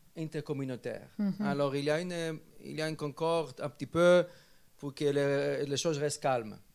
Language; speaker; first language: French; non-native, fluent; Greek